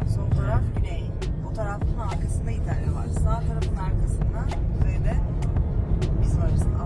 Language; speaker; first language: Turkish; early bilingual, heritage; Turkish